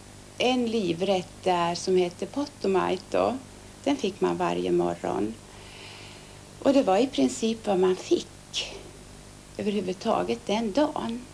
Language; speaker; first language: Swedish; early bilingual, other home language; Finnish